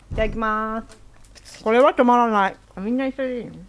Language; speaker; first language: Japanese; native; Japanese